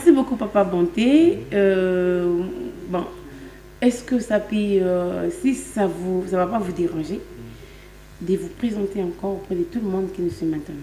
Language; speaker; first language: French; non-native, local second language; Lingala